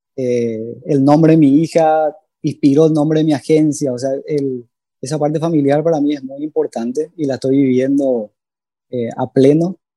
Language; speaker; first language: Spanish; native; Spanish